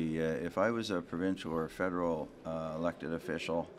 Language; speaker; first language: English; native; English